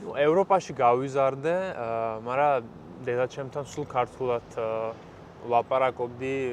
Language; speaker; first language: Georgian; early bilingual, heritage; Georgian